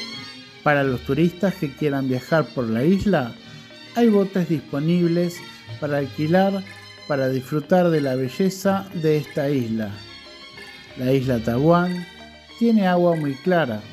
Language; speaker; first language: Spanish; non-native, fluent; Indonesian